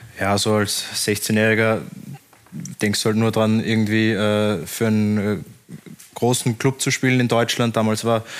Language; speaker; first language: German; native; German